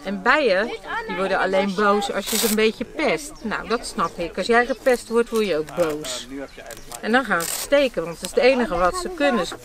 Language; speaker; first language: Dutch; native; Dutch